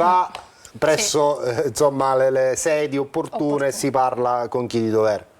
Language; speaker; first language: Italian; native; Italian